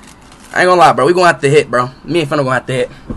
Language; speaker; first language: English; native; English